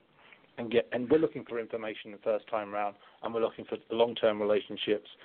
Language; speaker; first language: English; native; English